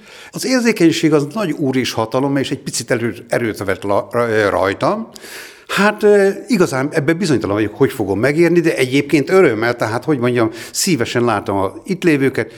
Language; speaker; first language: Hungarian; native; Hungarian